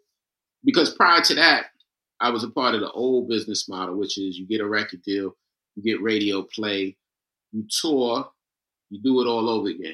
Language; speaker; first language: English; native; English